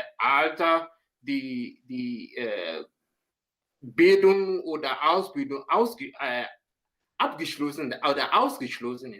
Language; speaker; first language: German; non-native, learner; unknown